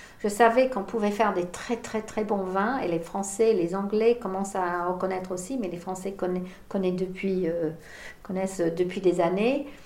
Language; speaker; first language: French; non-native, fluent; English